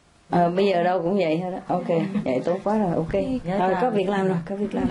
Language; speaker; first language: Vietnamese; native; Vietnamese